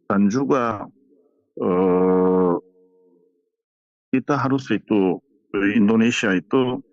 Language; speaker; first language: Indonesian; non-native, fluent; Korean